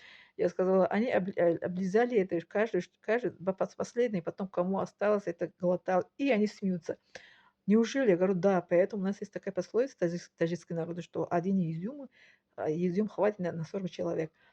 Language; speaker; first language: Russian; non-native, local second language; Tajik